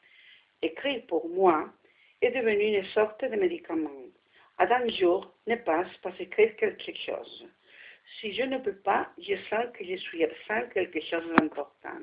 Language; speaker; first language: French; non-native, learner; Spanish